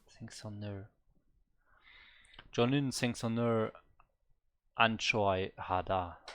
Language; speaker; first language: Korean; non-native, learner; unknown